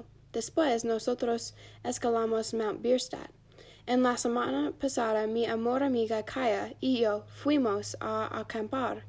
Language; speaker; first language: Spanish; non-native, learner; English